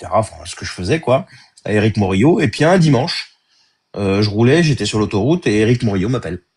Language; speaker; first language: French; early bilingual, other home language; Arabic